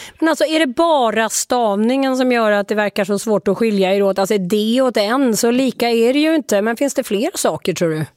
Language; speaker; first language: Swedish; native; Swedish